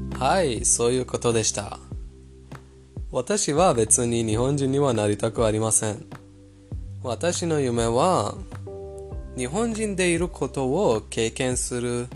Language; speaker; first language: Japanese; non-native, fluent; Persian